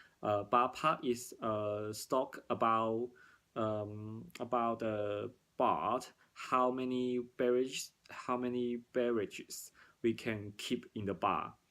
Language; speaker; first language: English; non-native, learner; Cantonese